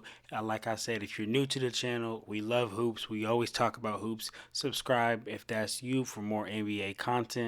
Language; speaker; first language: English; native; English